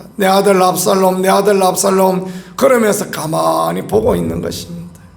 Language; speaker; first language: Korean; native; Korean